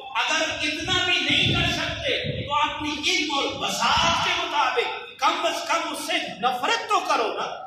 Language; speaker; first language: Urdu; non-native, local second language; Punjabi